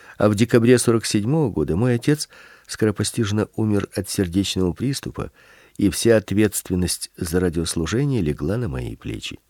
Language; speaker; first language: Russian; early bilingual, other home language; Swedish